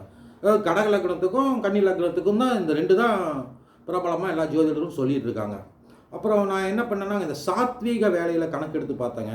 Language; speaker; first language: Tamil; native; Tamil